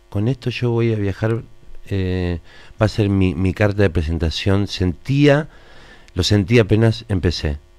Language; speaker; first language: Spanish; native; Spanish